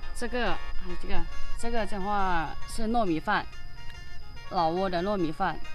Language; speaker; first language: Chinese; non-native, fluent; Lao